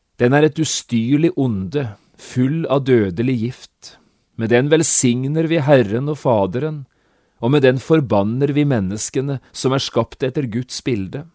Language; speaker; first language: Norwegian; native; Norwegian